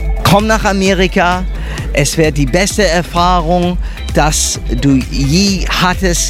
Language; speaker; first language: German; early bilingual, heritage; English